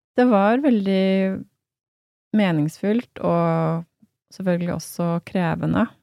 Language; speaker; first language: Norwegian; native; Norwegian